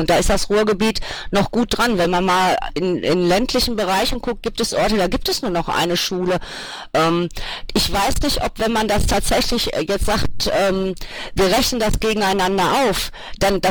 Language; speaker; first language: German; native; German